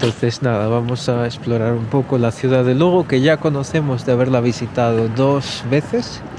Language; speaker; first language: Spanish; non-native, fluent; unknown